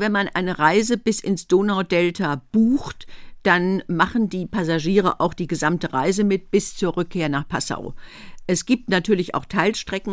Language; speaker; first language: German; native; German